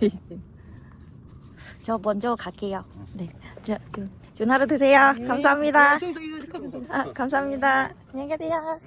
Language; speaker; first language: Korean; non-native, learner; Khmer